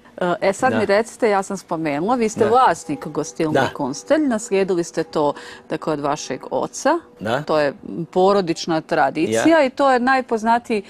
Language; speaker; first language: Serbian; native; Serbian